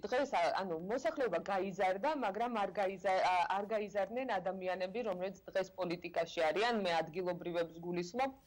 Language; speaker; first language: Georgian; non-native, local second language; Azerbaijani